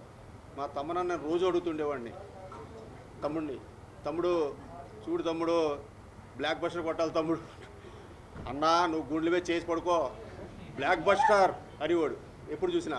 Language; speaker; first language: Telugu; native; Telugu